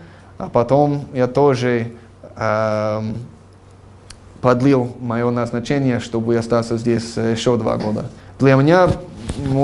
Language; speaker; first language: Russian; non-native, fluent; English